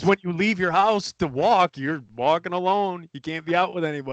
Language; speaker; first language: English; native; English